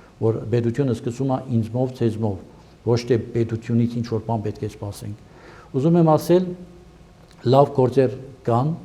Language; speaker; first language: Armenian; early bilingual, heritage; Armenian